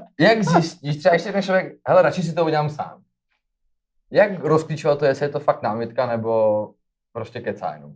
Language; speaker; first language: Czech; native; Czech